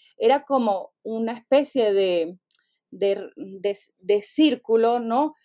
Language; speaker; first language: Spanish; native; Spanish